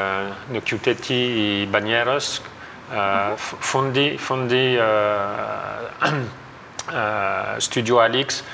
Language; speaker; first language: Albanian; non-native, learner; French